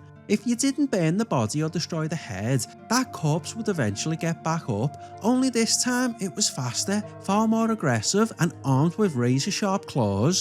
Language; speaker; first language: English; native; English